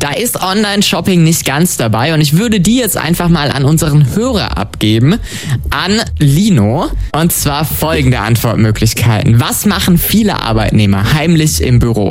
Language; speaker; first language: German; native; German